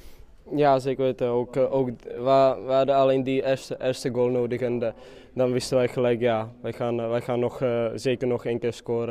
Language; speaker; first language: Dutch; non-native, fluent; Czech